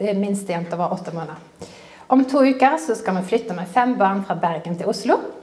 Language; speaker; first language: Norwegian; native; Norwegian